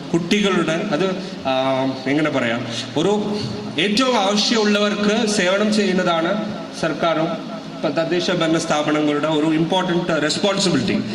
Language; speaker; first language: Malayalam; non-native, local second language; Tamil